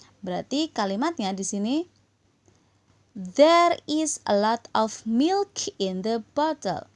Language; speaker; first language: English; non-native, fluent; Indonesian